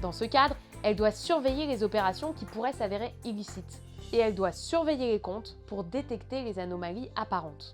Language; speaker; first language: French; native; French